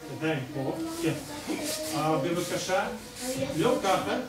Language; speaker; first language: Hebrew; non-native, learner; Russian